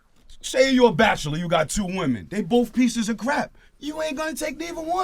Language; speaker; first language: English; native; English